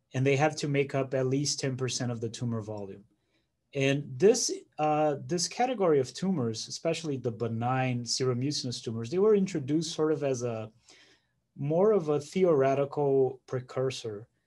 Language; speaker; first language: English; non-native, fluent; Portuguese